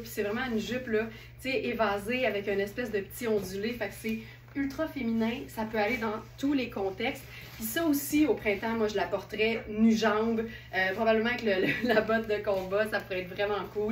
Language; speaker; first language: French; native; French